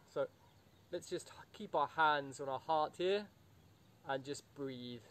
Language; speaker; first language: English; native; English